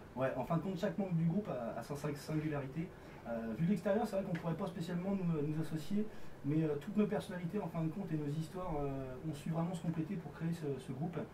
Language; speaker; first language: French; native; French